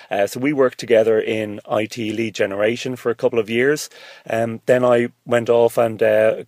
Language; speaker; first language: English; native; English